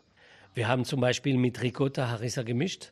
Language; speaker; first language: German; non-native, fluent; Arabic